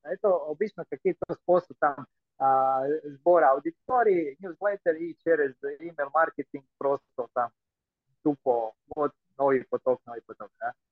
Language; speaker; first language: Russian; non-native, fluent; Croatian